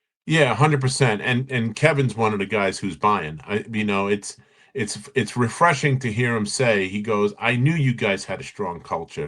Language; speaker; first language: English; native; English